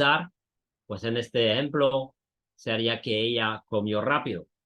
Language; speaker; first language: Spanish; non-native, fluent; French